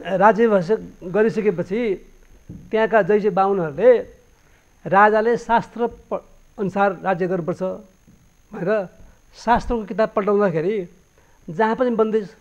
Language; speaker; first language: Nepali; native; Nepali